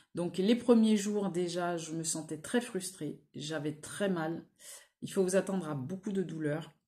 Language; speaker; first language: French; native; French